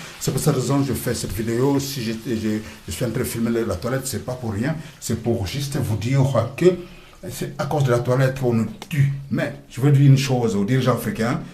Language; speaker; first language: French; non-native, local second language; Lingala